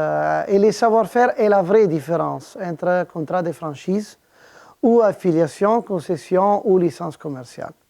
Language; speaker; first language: French; non-native, fluent; Italian